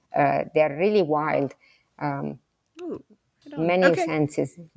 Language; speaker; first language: English; non-native, fluent; Italian